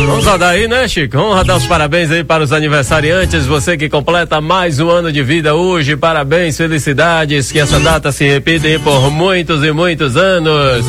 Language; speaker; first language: Portuguese; native; Portuguese